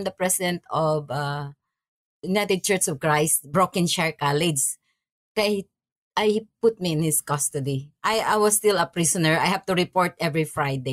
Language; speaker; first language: English; non-native, local second language; Maranao